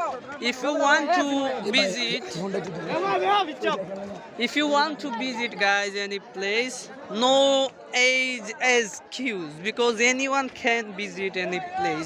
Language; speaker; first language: English; non-native, learner; Bangla